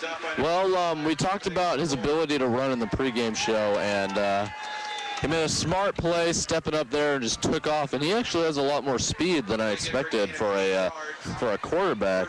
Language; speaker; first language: English; native; English